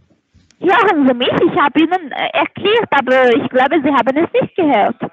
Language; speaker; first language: German; non-native, learner; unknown